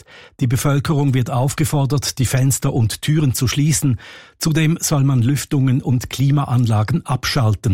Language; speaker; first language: German; native; German